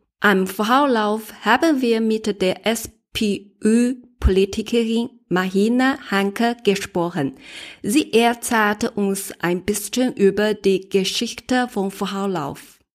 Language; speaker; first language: German; non-native, learner; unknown